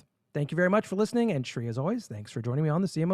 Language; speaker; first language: English; native; English